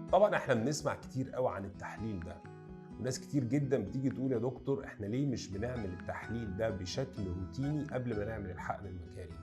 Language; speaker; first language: Arabic; native; Arabic